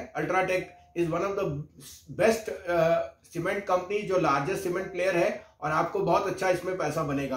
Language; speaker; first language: Hindi; native; Hindi